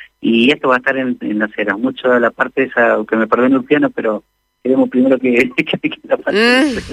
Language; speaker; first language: Spanish; native; Spanish